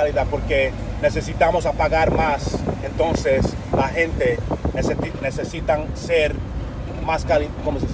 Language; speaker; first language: Spanish; non-native, learner; English